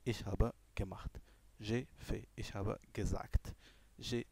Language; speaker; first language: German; non-native, fluent; French